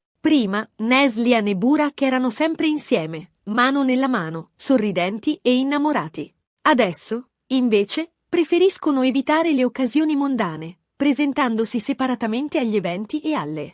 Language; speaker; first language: Italian; native; Italian